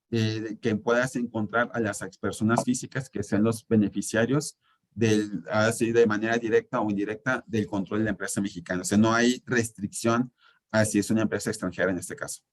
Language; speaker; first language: Spanish; native; Spanish